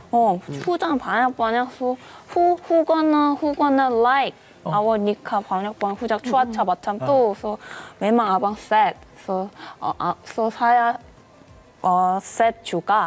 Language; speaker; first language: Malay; non-native, learner; Korean